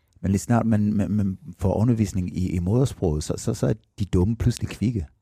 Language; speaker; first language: Danish; non-native, fluent; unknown